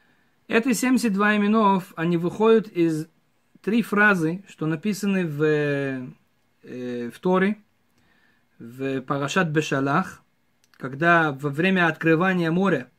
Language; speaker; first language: Russian; early bilingual, heritage; Hebrew